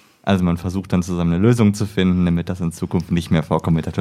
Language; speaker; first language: German; native; German